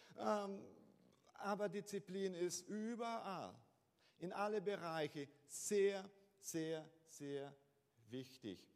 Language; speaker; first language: German; non-native, fluent; Portuguese